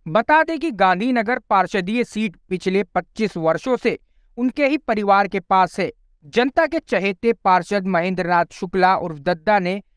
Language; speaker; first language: Hindi; native; Hindi